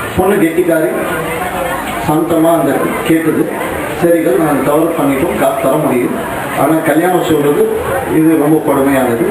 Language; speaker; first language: Tamil; non-native, local second language; Marwari